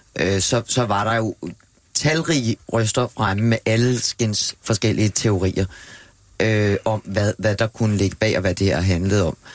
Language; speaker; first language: Danish; native; Danish